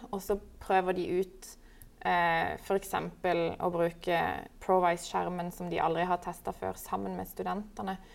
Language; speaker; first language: Norwegian; native; Norwegian